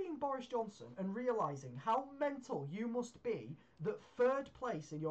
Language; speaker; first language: English; native; English